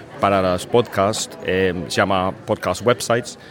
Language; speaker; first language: Spanish; non-native, fluent; English